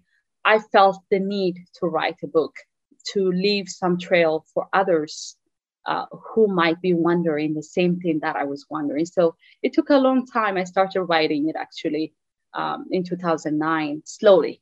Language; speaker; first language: English; non-native, fluent; Tigrinya